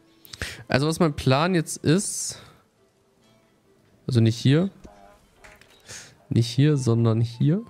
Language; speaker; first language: German; native; German